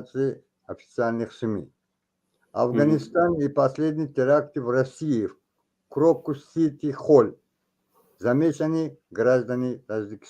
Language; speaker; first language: Russian; non-native, local second language; Tajik